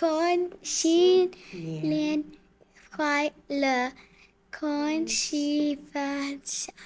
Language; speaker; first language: Chinese; non-native, learner; English